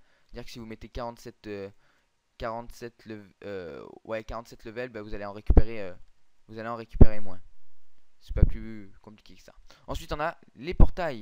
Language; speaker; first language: French; native; French